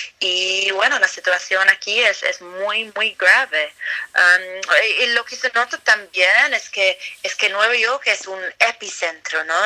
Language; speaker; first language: Spanish; non-native, fluent; English